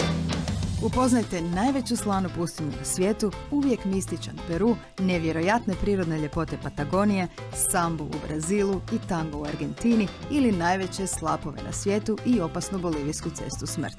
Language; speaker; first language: Croatian; native; Croatian